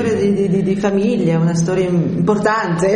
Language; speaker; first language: Italian; early bilingual, heritage; French